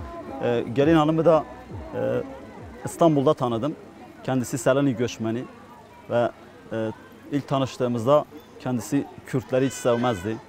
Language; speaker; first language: Turkish; non-native, local second language; Kurdish